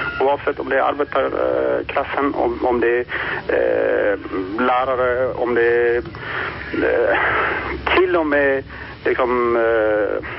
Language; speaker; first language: Swedish; non-native, fluent; Persian